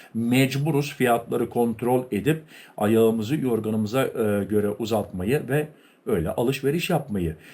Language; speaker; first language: Turkish; early bilingual, heritage; Turkish